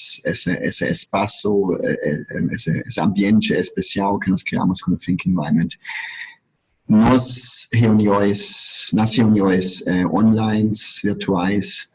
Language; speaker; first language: Portuguese; non-native, fluent; German